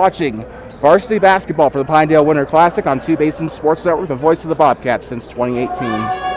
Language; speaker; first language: English; native; English